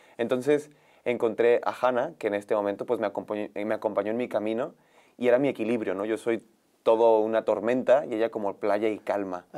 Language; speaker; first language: Spanish; native; Spanish